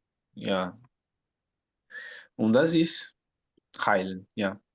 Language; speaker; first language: German; non-native, learner; Portuguese